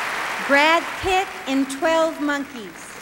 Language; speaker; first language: English; native; English